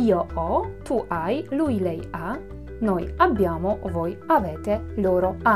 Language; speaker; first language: Italian; non-native, fluent; Polish